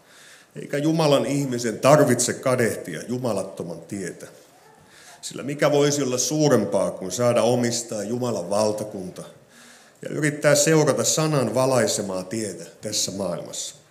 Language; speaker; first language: Finnish; native; Finnish